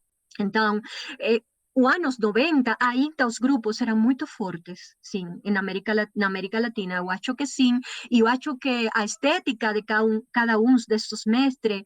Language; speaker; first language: Portuguese; non-native, learner; Spanish